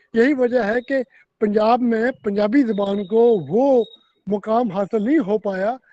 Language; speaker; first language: Hindi; non-native, local second language; Punjabi